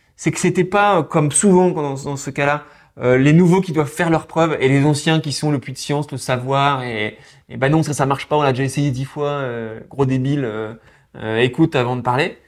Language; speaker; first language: French; native; French